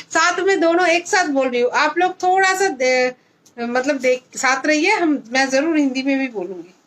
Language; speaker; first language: Hindi; non-native, local second language; Bangla